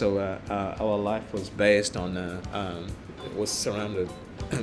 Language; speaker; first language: English; non-native, fluent; Portuguese